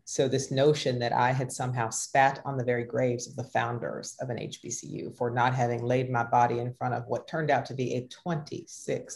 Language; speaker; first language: English; native; English